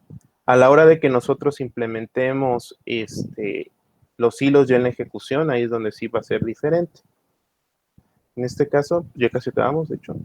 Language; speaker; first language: Spanish; native; Spanish